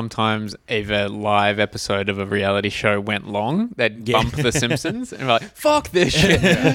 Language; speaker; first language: English; native; English